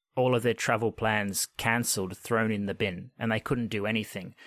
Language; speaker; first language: English; native; English